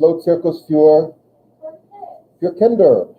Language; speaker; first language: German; non-native, fluent; English